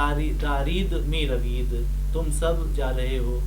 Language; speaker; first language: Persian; non-native, fluent; Urdu